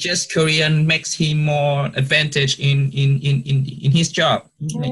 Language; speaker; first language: English; non-native, learner; Vietnamese